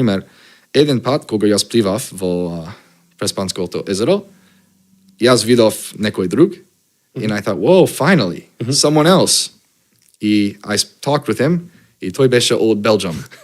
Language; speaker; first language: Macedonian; non-native, learner; English